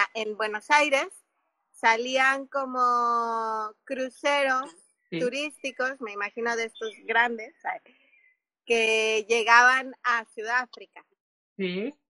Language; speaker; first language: Spanish; native; Spanish